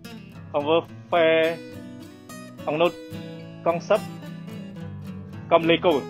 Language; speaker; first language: French; non-native, learner; Khmer